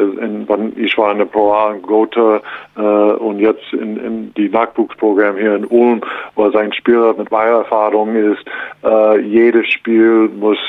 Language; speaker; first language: German; non-native, learner; English